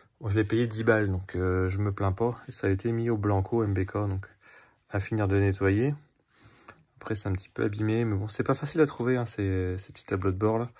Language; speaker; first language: French; native; French